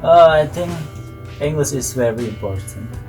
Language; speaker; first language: English; non-native, learner; Indonesian